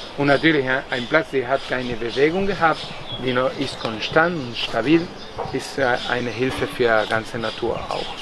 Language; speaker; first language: German; non-native, fluent; Spanish